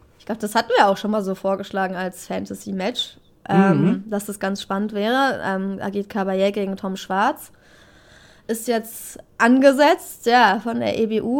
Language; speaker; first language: German; native; German